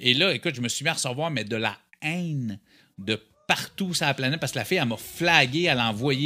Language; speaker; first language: French; native; French